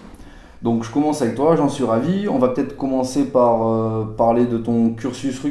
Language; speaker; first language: French; native; French